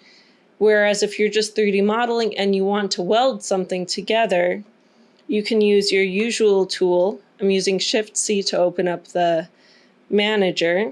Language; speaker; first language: English; native; English